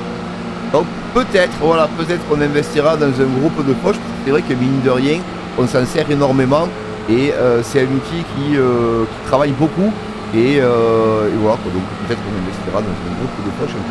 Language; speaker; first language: French; native; French